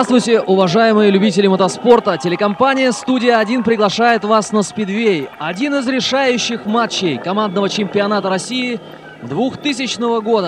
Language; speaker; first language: Russian; native; Russian